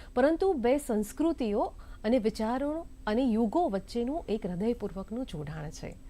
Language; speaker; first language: Gujarati; native; Gujarati